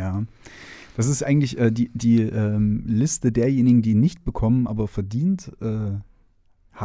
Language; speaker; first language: German; native; German